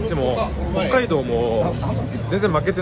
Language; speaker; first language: Japanese; native; Japanese